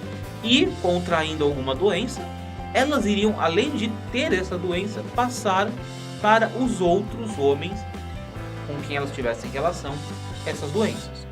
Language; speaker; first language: Portuguese; native; Portuguese